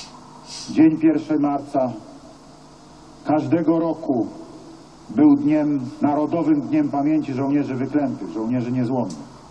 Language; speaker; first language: Polish; native; Polish